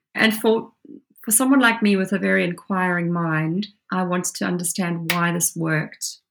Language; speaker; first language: English; native; English